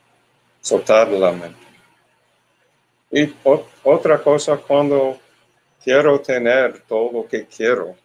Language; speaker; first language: Spanish; non-native, learner; English